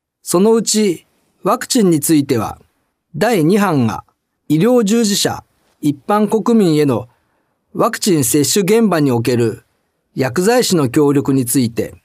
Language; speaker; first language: Japanese; native; Japanese